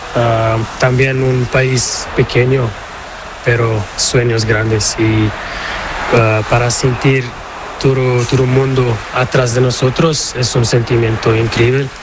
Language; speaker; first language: Spanish; non-native, learner; Portuguese